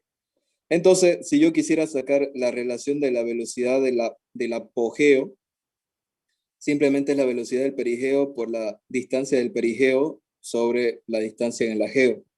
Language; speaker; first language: Spanish; native; Spanish